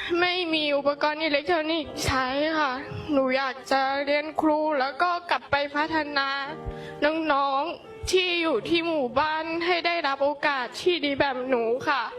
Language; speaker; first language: Thai; non-native, local second language; Hmong